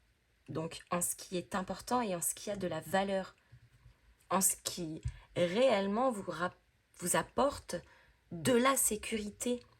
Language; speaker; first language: French; native; French